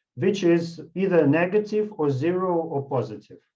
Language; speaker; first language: English; non-native, fluent; Russian